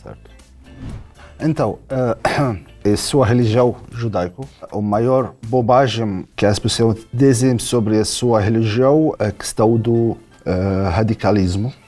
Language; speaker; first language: Portuguese; non-native, learner; Arabic